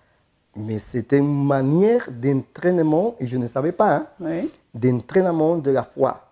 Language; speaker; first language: French; non-native, fluent; Spanish